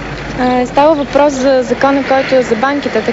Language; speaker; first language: Bulgarian; native; Bulgarian